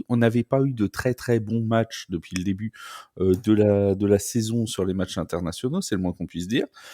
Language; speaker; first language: French; native; French